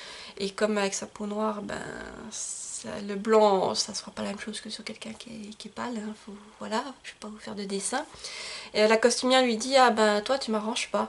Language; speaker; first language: French; native; French